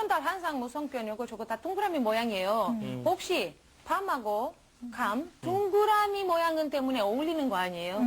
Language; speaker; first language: Korean; non-native, learner; Romanian